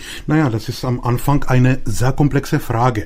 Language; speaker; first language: German; non-native, fluent; Czech